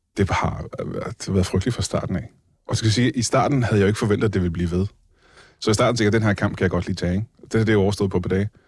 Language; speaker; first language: Danish; native; Danish